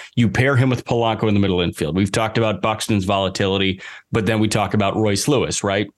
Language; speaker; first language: English; native; English